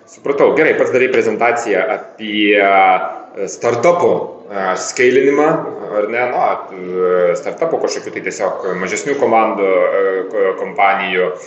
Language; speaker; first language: Lithuanian; native; Lithuanian